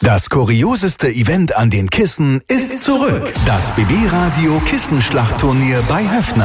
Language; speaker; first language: German; native; German